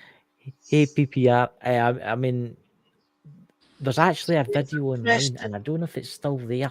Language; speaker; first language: English; native; English